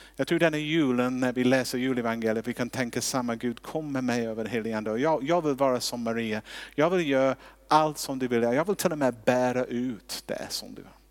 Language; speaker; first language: Swedish; non-native, fluent; English